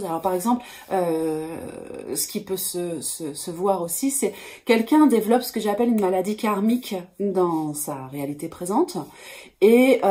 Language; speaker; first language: French; native; French